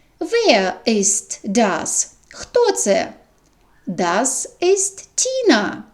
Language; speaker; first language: German; non-native, fluent; Ukrainian